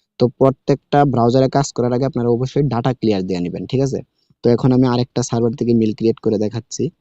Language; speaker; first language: Bangla; native; Bangla